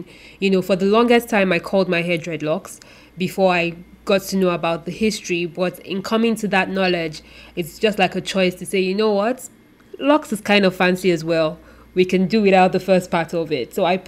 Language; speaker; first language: English; non-native, local second language; Yoruba